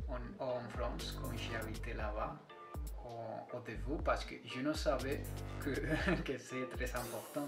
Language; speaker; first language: French; non-native, fluent; Spanish